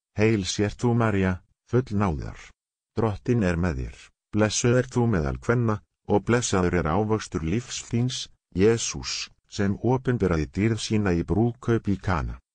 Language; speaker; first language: Icelandic; non-native, learner; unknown